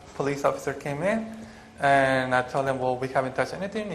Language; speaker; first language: English; non-native, fluent; Spanish